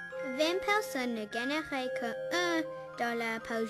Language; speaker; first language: French; non-native, local second language; English